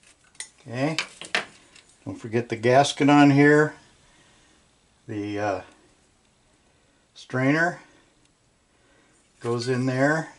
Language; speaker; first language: English; native; English